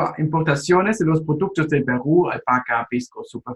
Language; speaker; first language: Spanish; non-native, fluent; German